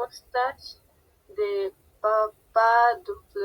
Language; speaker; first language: French; non-native, learner; Spanish